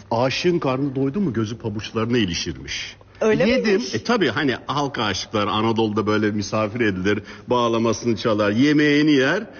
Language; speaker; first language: Turkish; native; Turkish